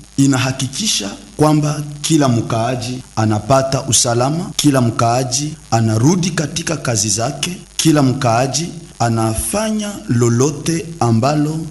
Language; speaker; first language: Swahili; native; Swahili